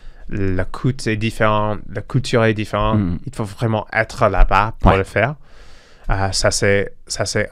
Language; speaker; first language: French; non-native, fluent; English